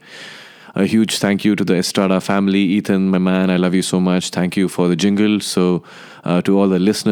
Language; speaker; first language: English; non-native, local second language; Hindi